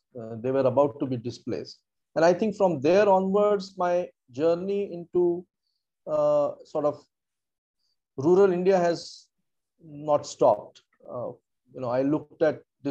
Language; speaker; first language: English; non-native, local second language; Marathi